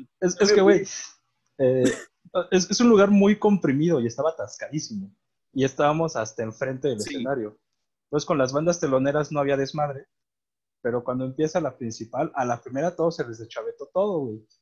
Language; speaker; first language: Spanish; native; Spanish